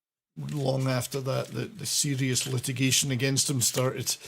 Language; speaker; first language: English; native; English